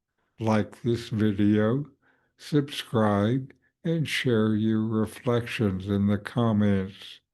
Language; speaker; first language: English; native; English